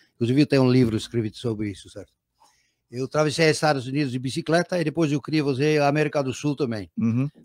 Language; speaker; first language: Portuguese; non-native, fluent; Dutch